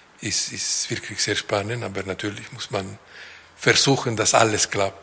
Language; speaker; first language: German; non-native, local second language; French